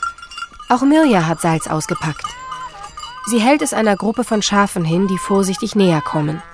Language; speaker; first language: German; native; German